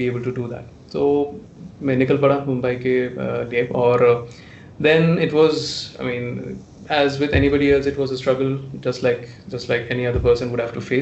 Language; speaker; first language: English; non-native, local second language; Bangla